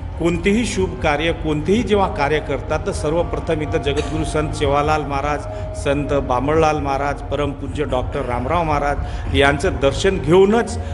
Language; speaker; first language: Marathi; non-native, local second language; Lambadi